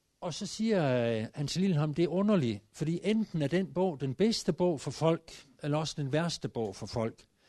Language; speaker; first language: Danish; native; Danish